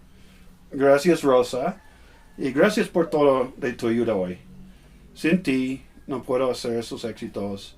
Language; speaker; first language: Spanish; non-native, learner; English